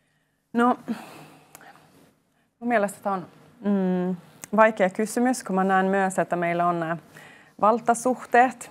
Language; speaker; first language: Finnish; non-native, local second language; Swedish